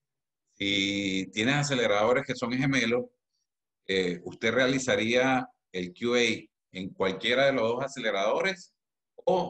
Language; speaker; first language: Spanish; native; Spanish